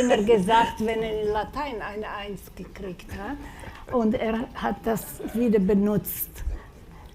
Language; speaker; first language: German; non-native, fluent; Slovak